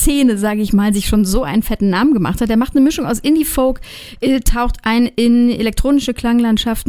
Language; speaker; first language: German; native; German